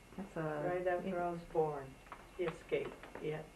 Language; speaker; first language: English; early bilingual, other home language; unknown